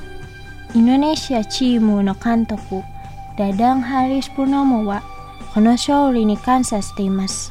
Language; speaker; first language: Japanese; non-native, fluent; Indonesian